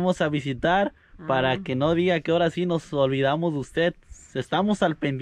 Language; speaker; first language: Spanish; native; Spanish